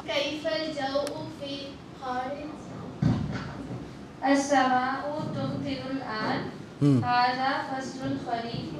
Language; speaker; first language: Arabic; non-native, learner; Urdu